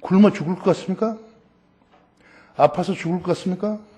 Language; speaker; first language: Korean; native; Korean